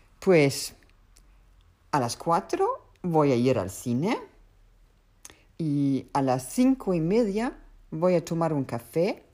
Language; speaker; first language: Spanish; non-native, learner; Danish